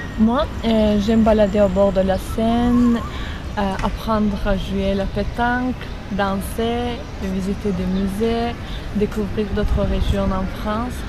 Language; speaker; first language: French; non-native, fluent; Azerbaijani